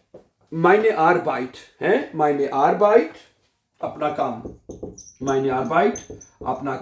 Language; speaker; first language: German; non-native, learner; Urdu